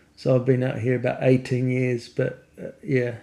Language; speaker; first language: English; native; English